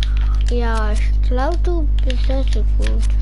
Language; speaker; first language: German; non-native, learner; English